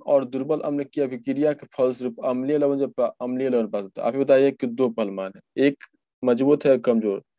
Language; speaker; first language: Hindi; native; Hindi